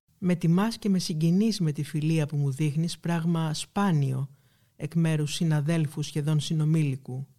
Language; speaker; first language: Greek; native; Greek